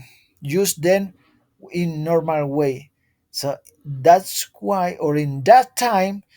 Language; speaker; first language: English; non-native, learner; Spanish